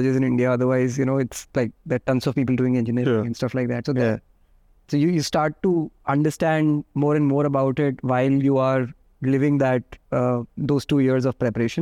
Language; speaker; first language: English; non-native, local second language; Hindi